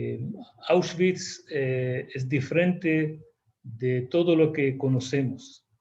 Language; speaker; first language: Spanish; non-native, fluent; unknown